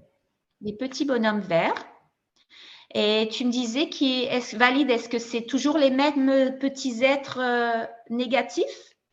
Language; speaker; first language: French; native; French